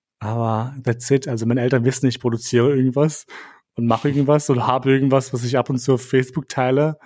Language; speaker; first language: German; early bilingual, other home language; Albanian